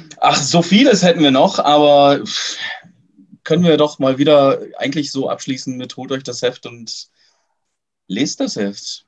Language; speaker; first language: German; native; German